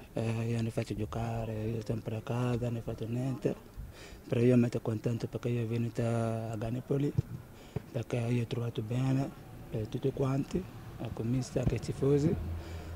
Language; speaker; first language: Italian; non-native, learner; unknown